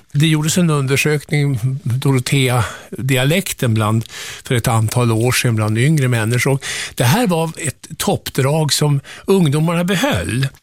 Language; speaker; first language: Swedish; native; Swedish